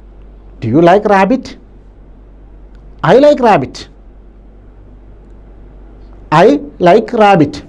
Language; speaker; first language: English; non-native, local second language; Malayalam